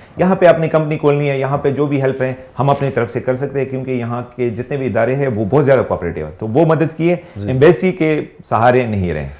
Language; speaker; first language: Urdu; non-native, local second language; Pashto